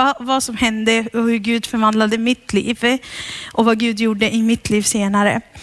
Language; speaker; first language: Swedish; early bilingual, heritage; Swedish